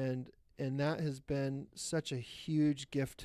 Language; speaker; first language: English; native; English